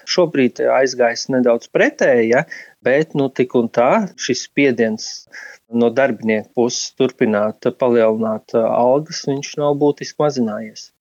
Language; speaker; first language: Latvian; native; Latvian